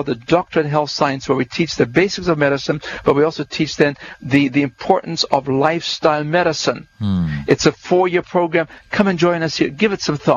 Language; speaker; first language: English; non-native, fluent; German